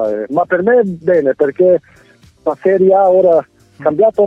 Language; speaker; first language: Italian; non-native, fluent; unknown